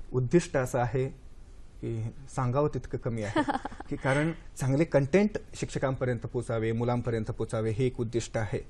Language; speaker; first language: Marathi; non-native, local second language; Kannada